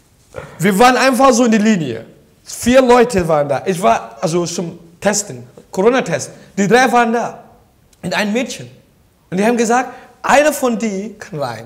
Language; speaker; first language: German; non-native, learner; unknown